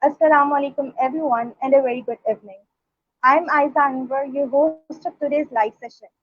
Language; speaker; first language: English; non-native, local second language; Urdu